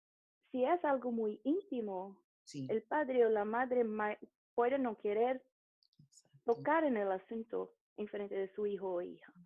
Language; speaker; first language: Spanish; non-native, fluent; Portuguese